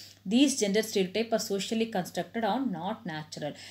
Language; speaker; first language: English; non-native, local second language; Tamil